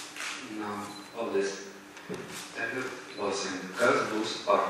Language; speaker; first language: Latvian; non-native, local second language; Russian